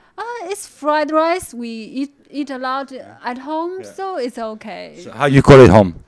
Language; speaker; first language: English; non-native, fluent; Chinese